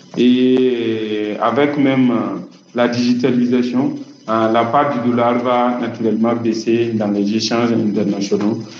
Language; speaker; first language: French; non-native, local second language; Mossi